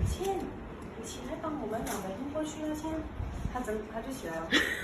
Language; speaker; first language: Chinese; native; Chinese